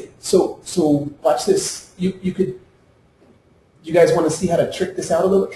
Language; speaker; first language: English; native; English